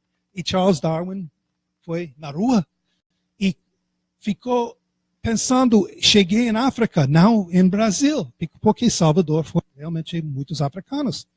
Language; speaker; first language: Portuguese; non-native, fluent; English